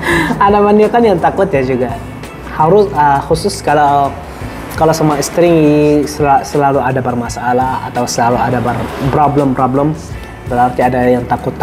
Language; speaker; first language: Indonesian; non-native, fluent; Arabic